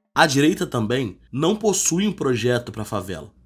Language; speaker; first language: Portuguese; native; Portuguese